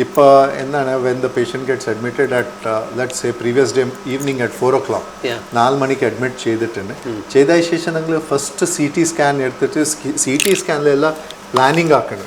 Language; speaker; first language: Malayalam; non-native, local second language; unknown